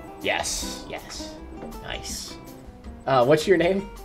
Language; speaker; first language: English; native; English